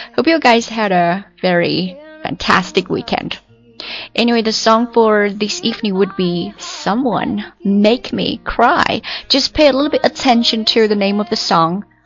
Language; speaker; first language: English; non-native, fluent; Chinese